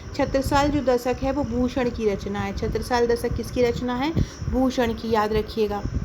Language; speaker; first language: Hindi; native; Hindi